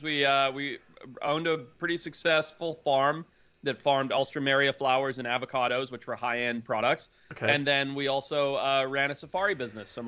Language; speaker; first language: English; native; English